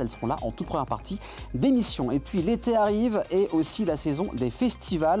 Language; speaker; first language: French; native; French